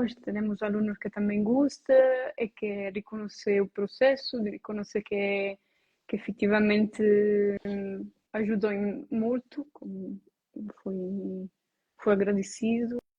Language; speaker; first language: Portuguese; non-native, learner; Italian